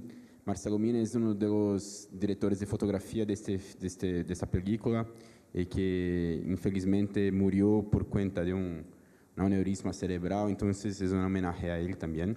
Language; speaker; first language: Spanish; non-native, fluent; Portuguese